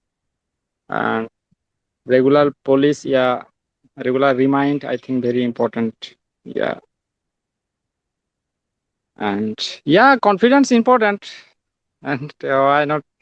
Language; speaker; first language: English; non-native, learner; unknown